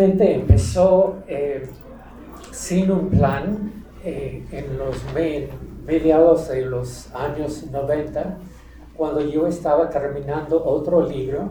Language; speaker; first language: Spanish; non-native, fluent; English